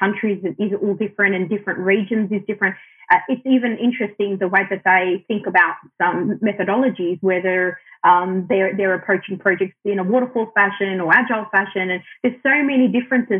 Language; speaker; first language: English; non-native, local second language; Arabic